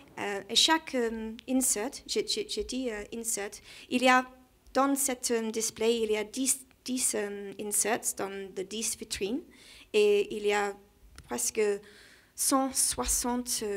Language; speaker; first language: French; non-native, learner; English